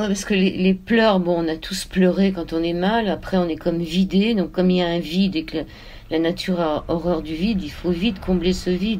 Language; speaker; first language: French; native; French